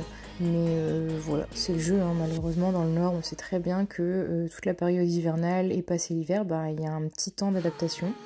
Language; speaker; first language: French; native; French